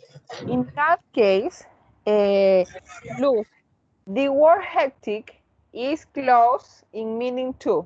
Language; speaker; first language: English; non-native, learner; Spanish